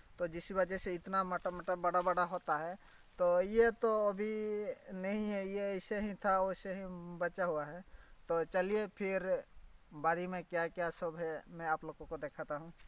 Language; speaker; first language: Hindi; non-native, local second language; Santali